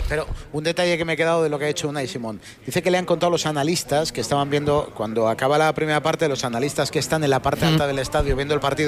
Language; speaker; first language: Spanish; native; Spanish